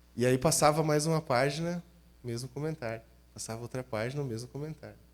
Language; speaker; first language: Portuguese; native; Portuguese